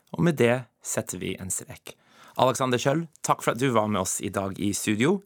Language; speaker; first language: Norwegian; non-native, fluent; English